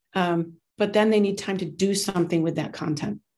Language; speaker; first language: English; native; English